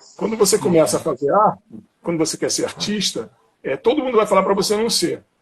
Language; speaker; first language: Portuguese; native; Portuguese